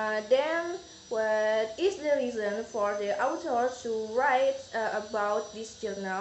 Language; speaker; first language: English; non-native, learner; Indonesian